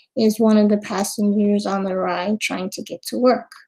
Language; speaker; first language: English; native; English